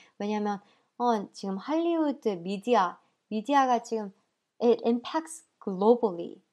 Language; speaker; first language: Korean; early bilingual, heritage; Korean